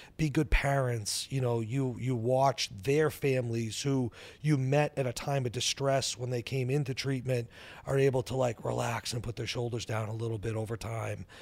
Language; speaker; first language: English; native; English